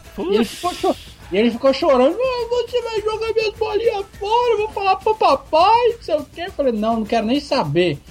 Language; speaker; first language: Portuguese; native; Portuguese